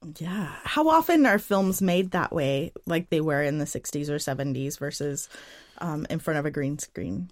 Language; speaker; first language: English; native; English